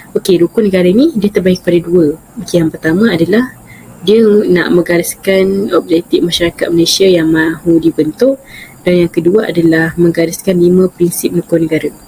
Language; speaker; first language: Malay; native; Malay